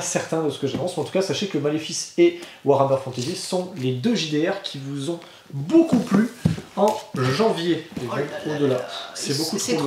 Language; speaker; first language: French; native; French